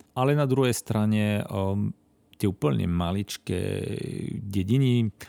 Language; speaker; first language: Slovak; non-native, fluent; French